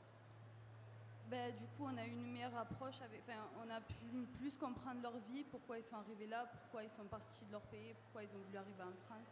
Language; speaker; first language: French; native; French